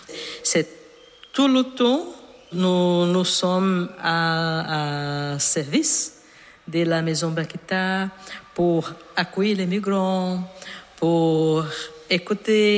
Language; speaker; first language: French; non-native, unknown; Portuguese